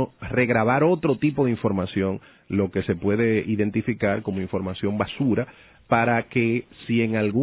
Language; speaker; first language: Spanish; native; Spanish